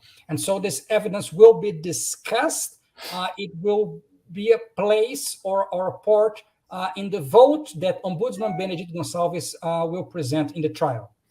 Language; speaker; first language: English; non-native, fluent; Portuguese